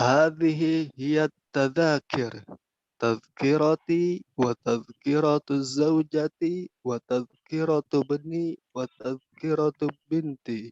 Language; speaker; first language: Arabic; non-native, learner; Indonesian